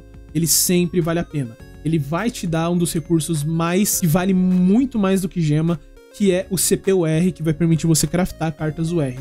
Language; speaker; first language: Portuguese; native; Portuguese